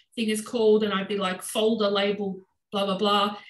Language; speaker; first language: English; native; English